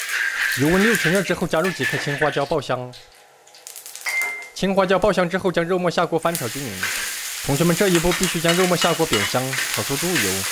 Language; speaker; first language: Chinese; native; Chinese